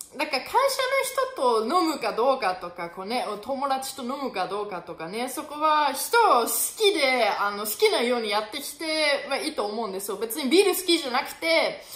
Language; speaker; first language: Japanese; non-native, fluent; German